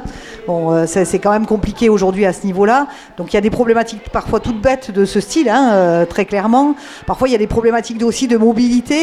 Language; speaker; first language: French; native; French